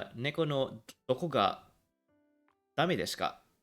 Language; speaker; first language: Japanese; non-native, learner; English